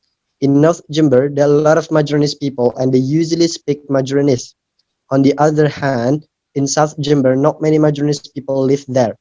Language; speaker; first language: English; non-native, learner; Indonesian